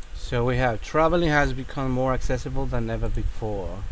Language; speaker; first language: English; non-native, fluent; Spanish